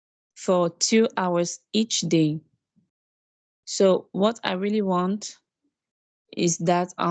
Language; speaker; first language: English; non-native, local second language; French